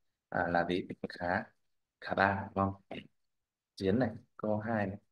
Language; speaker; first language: Vietnamese; native; Vietnamese